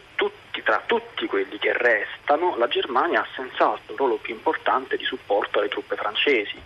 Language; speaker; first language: Italian; native; Italian